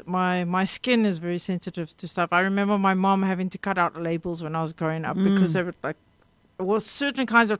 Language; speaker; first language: English; native; English